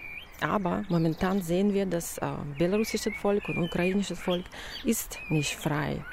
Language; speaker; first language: German; non-native, fluent; Belarusian